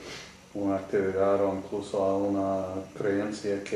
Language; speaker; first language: Spanish; non-native, learner; English